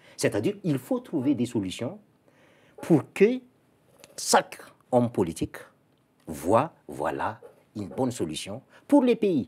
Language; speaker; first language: French; non-native, local second language; Malagasy